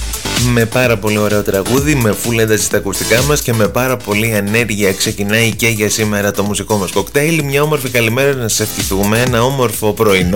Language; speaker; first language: Greek; native; Greek